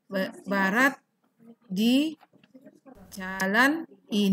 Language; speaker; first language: Indonesian; native; Indonesian